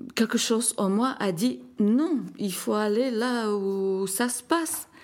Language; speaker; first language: French; non-native, fluent; Slovak